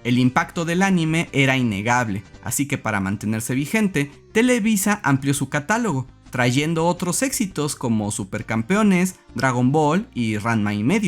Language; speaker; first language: Spanish; native; Spanish